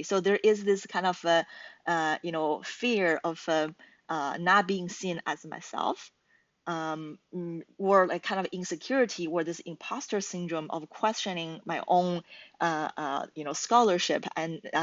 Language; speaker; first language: English; non-native, fluent; Chinese